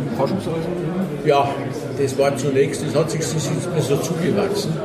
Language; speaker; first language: German; native; German